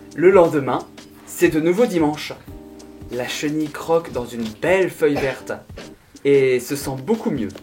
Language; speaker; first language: French; native; French